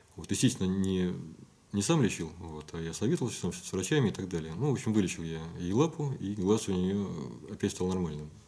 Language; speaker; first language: Russian; native; Russian